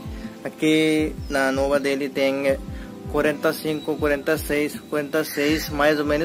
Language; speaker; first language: Portuguese; non-native, learner; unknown